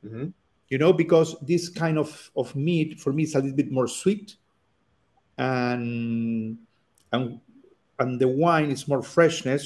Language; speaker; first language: English; non-native, learner; Spanish